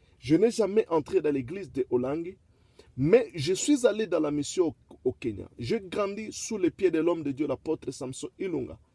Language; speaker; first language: French; non-native, local second language; Lingala